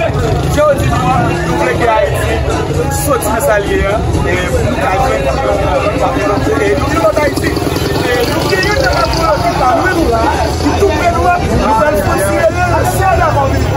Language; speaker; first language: French; non-native, local second language; Haitian Creole